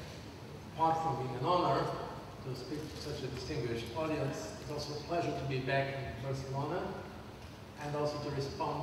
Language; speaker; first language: English; non-native, fluent; Portuguese